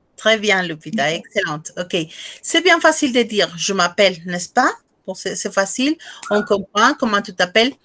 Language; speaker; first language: French; non-native, fluent; Spanish